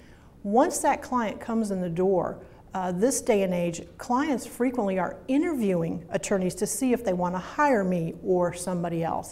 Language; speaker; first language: English; native; English